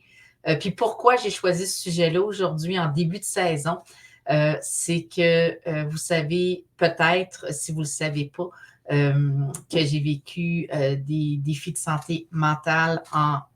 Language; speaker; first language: French; native; French